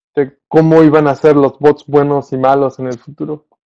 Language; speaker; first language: Spanish; native; Spanish